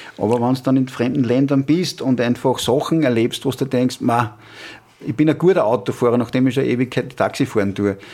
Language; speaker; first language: German; native; German